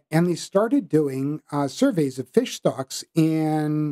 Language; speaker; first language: English; native; English